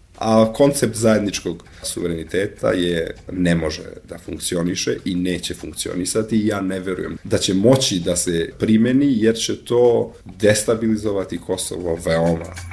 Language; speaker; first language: Serbian; non-native, local second language; Albanian